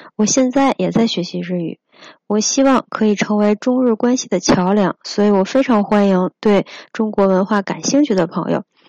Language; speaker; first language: Chinese; native; Chinese